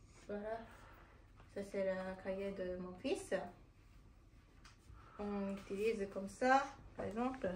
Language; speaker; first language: French; non-native, learner; Japanese